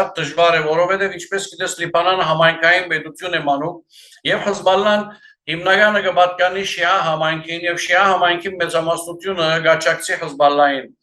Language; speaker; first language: Armenian; early bilingual, heritage; Armenian